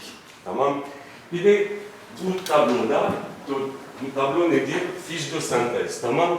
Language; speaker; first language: Turkish; non-native, fluent; French